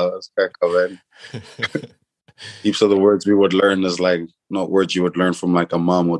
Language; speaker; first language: English; non-native, local second language; Samoan